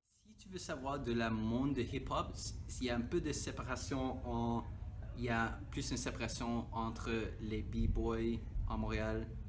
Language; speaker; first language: French; non-native, local second language; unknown